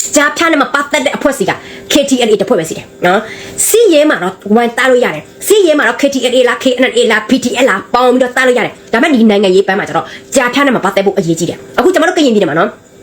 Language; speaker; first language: Burmese; non-native, local second language; Karen languages